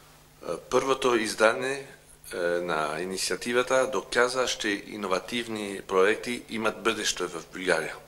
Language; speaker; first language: Bulgarian; non-native, learner; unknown